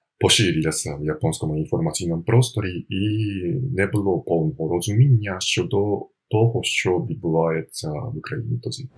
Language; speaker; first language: Ukrainian; non-native, fluent; Japanese